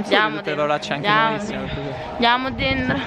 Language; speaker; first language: Italian; native; Italian